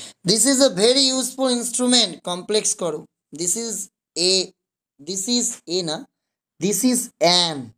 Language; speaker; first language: English; non-native, local second language; Bangla